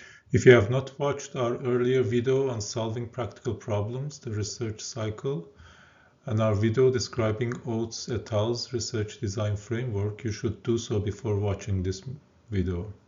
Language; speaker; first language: English; non-native, fluent; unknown